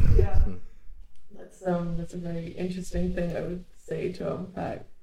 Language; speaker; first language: English; early bilingual, other home language; Hungarian